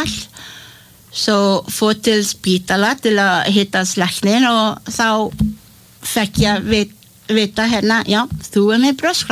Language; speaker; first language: Icelandic; non-native, learner; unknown